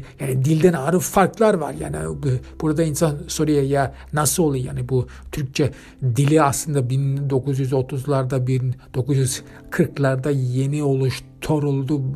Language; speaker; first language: Turkish; early bilingual, heritage; Turkish